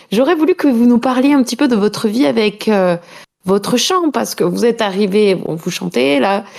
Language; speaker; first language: French; native; French